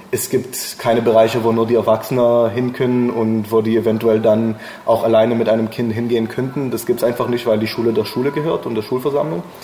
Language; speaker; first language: German; non-native, fluent; English